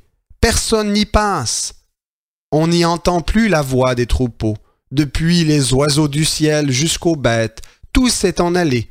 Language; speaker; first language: French; native; French